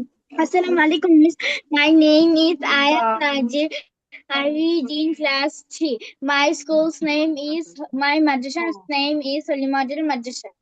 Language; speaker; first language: English; non-native, learner; Bangla